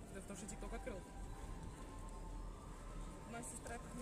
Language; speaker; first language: Russian; native; Russian